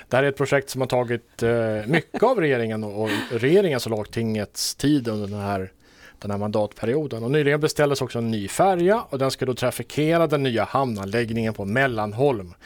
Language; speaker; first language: Swedish; native; Swedish